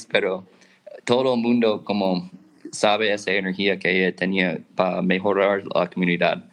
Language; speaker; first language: Spanish; non-native, fluent; English